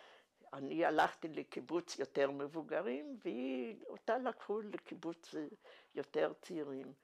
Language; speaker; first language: Hebrew; non-native, fluent; Yiddish